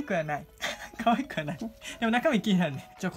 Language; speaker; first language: Japanese; native; Japanese